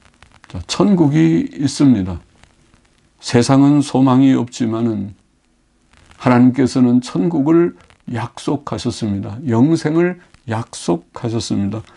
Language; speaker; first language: Korean; native; Korean